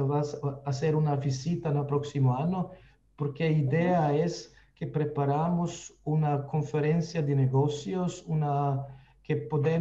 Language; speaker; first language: Spanish; non-native, fluent; Slovenian